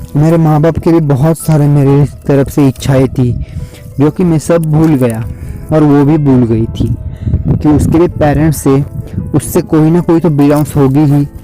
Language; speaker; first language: Hindi; non-native, local second language; Marathi